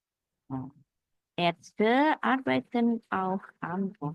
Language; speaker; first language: German; non-native, fluent; Indonesian